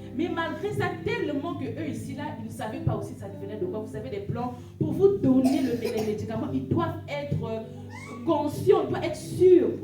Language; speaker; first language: French; non-native, local second language; Lingala